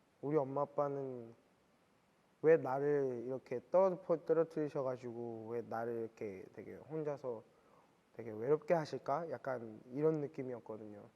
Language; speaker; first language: Korean; early bilingual, heritage; Korean